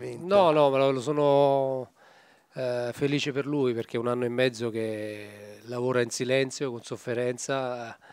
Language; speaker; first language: Italian; native; Italian